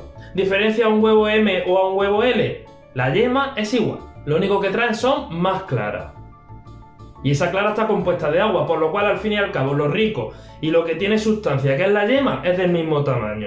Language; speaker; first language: Spanish; native; Spanish